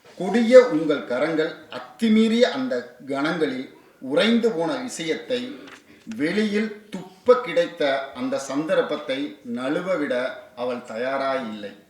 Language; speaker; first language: Tamil; native; Tamil